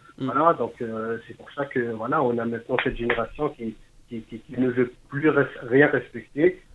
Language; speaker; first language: French; non-native, local second language; Arabic